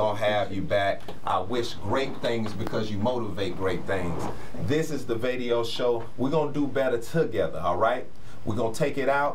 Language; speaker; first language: English; native; English